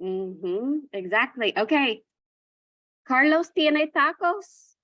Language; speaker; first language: Spanish; non-native, fluent; English